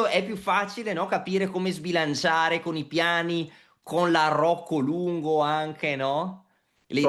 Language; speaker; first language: Italian; native; Italian